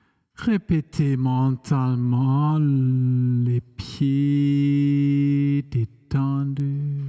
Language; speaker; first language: French; non-native, fluent; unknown